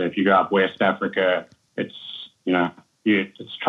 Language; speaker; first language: English; native; English